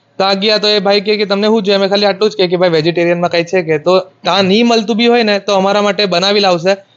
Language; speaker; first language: Gujarati; non-native, local second language; Marathi